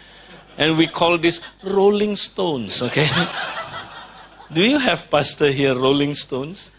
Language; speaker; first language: English; non-native, fluent; Indonesian